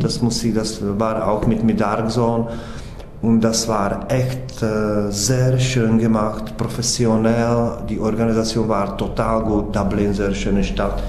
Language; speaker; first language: German; non-native, fluent; Czech